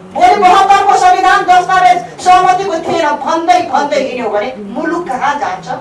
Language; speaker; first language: Nepali; native; Nepali